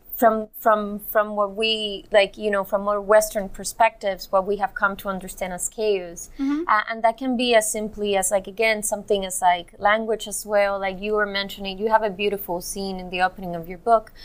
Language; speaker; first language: English; non-native, fluent; Spanish